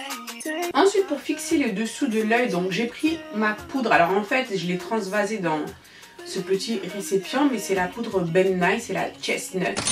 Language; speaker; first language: French; native; French